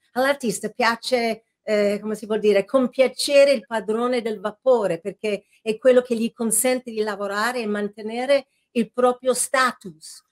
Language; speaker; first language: Italian; non-native, fluent; English